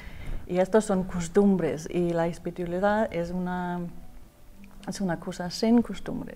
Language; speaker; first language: Spanish; non-native, learner; Danish